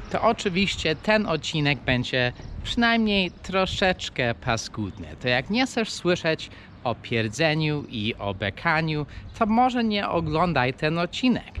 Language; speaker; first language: Polish; early bilingual, heritage; English